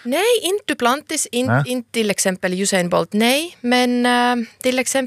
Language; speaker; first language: Swedish; non-native, local second language; Finnish